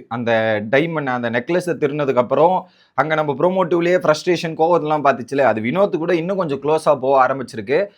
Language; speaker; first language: Tamil; native; Tamil